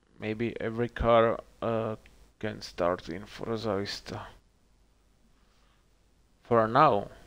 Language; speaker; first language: English; non-native, learner; Czech